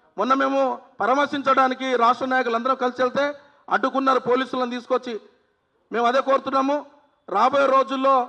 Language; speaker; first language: Telugu; non-native, local second language; Lambadi